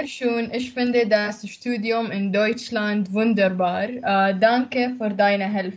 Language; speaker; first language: German; non-native, learner; Arabic